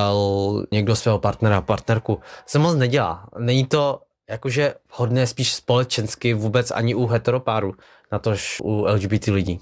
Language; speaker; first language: Czech; early bilingual, other home language; Vietnamese